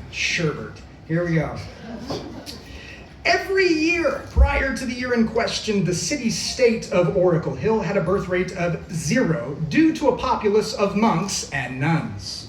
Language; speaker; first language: English; native; English